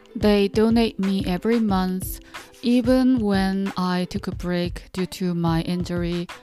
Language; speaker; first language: English; non-native, fluent; Korean